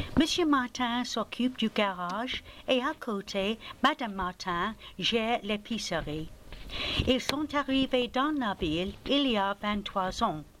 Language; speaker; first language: French; non-native, fluent; English